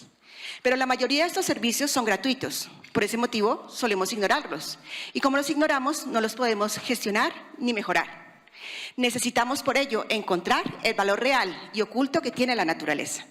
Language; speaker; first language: Spanish; native; Spanish